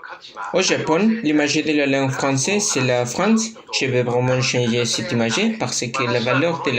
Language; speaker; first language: French; non-native, learner; Japanese